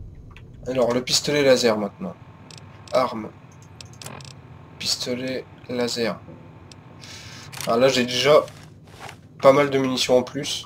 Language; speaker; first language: French; native; French